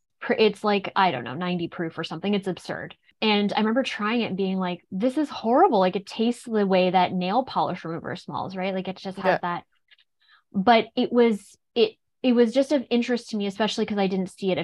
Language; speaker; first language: English; native; English